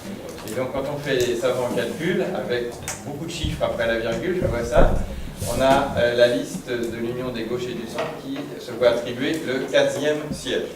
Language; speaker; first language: French; native; French